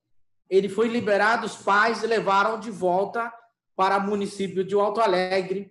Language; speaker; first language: Portuguese; non-native, local second language; Yanomámi